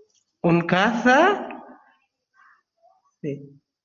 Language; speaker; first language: Spanish; non-native, learner; Bangla